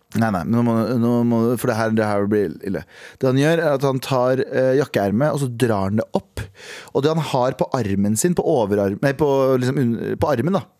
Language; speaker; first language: Norwegian; early bilingual, other home language; Kurdish